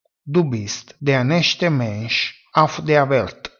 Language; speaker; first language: German; non-native, fluent; Italian